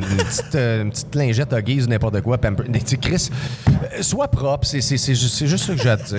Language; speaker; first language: French; native; French